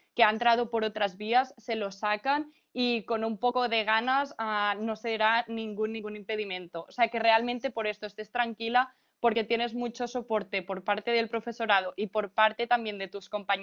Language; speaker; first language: Spanish; non-native, local second language; Catalan